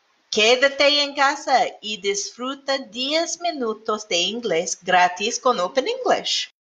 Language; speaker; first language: Spanish; non-native, learner; English